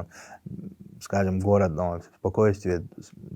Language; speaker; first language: Russian; non-native, local second language; Chechen